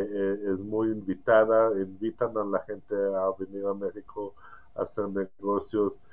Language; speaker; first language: Spanish; non-native, learner; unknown